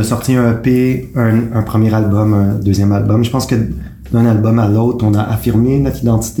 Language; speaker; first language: French; native; French